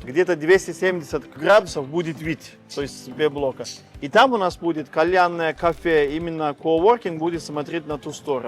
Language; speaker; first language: Russian; non-native, fluent; Turkish